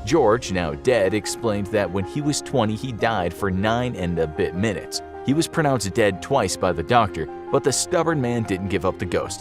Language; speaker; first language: English; native; English